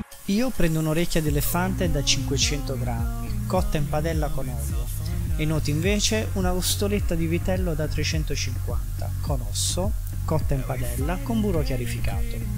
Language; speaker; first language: Italian; native; Italian